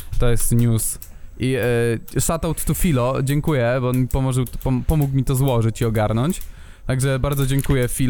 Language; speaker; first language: Polish; native; Polish